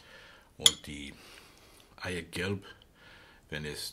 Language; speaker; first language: German; non-native, learner; English